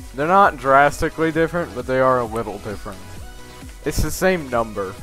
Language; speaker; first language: English; native; English